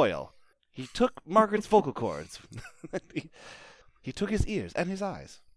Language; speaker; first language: English; native; English